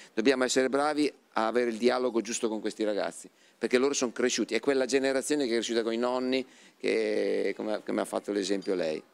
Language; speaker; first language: Italian; native; Italian